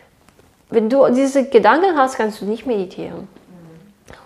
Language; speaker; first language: German; non-native, fluent; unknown